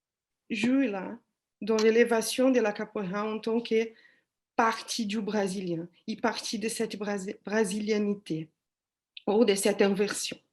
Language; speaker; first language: French; non-native, fluent; Portuguese